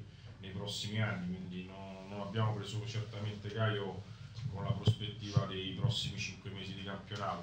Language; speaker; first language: Italian; native; Italian